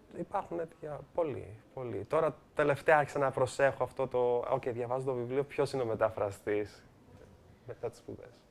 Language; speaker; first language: Greek; early bilingual, heritage; Greek